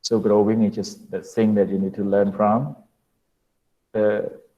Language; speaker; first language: English; non-native, fluent; Khmer